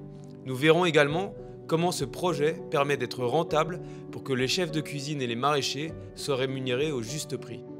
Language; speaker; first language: French; native; French